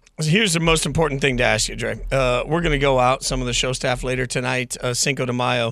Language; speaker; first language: English; native; English